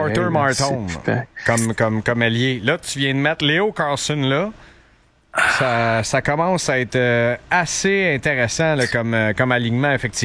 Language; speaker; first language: French; native; French